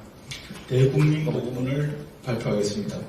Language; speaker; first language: Korean; native; Korean